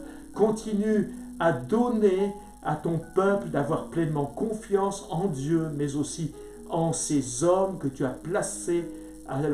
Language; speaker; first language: French; native; French